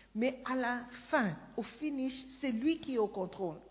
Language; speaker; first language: French; non-native, fluent; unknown